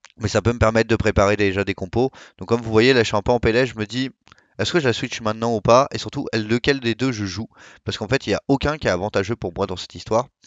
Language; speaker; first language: French; native; French